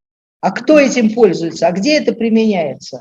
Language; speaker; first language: Russian; native; Russian